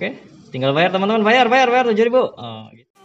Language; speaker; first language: Indonesian; native; Indonesian